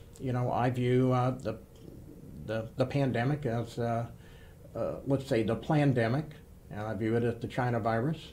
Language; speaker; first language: English; native; English